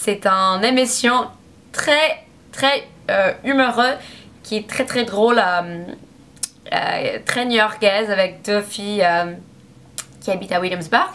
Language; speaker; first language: French; non-native, learner; English